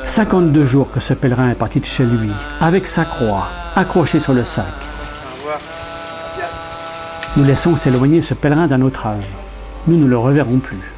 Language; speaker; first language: French; native; French